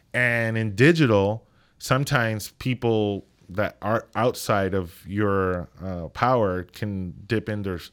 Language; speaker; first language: English; non-native, fluent; Spanish